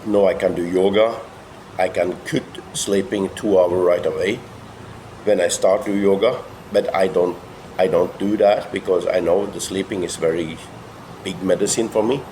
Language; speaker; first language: English; non-native, fluent; Norwegian